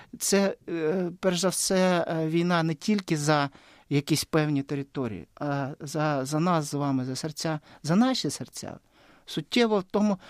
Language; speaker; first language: Ukrainian; non-native, local second language; Russian